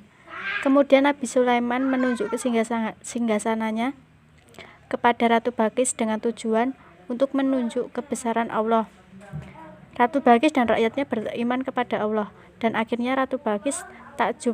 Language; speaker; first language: Indonesian; native; Indonesian